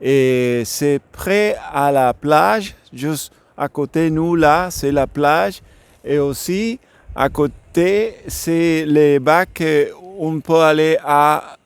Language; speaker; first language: French; non-native, learner; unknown